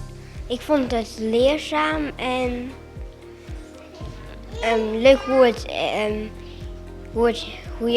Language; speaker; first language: Dutch; non-native, local second language; Papiamento